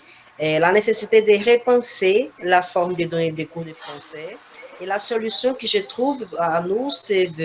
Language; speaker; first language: French; non-native, fluent; Portuguese